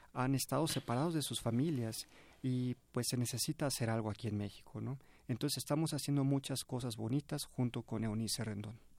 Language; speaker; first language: Spanish; early bilingual, heritage; Spanish